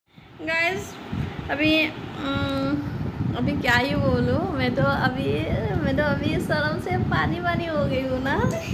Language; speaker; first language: Hindi; non-native, local second language; Assamese